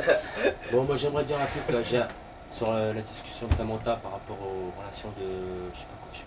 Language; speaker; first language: French; native; French